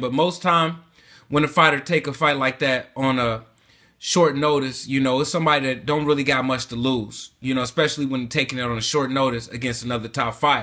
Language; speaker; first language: English; native; English